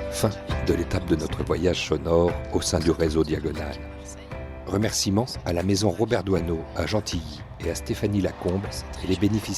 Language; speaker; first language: French; native; French